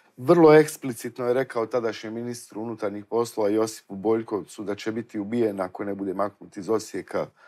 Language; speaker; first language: Croatian; native; Croatian